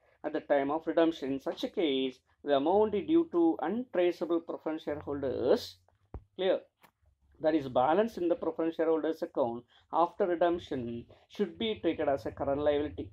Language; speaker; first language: English; non-native, local second language; Malayalam